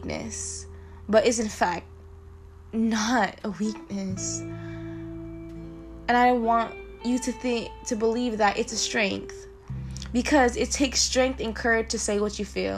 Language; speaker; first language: English; native; English